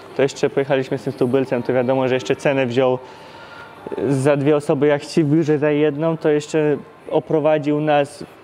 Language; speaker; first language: Polish; native; Polish